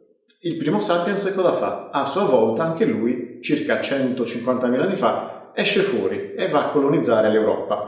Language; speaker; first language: Italian; native; Italian